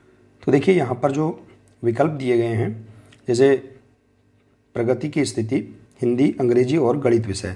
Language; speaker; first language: Hindi; native; Hindi